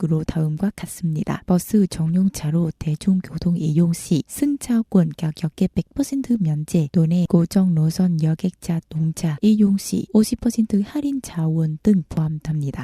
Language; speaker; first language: Korean; non-native, fluent; Vietnamese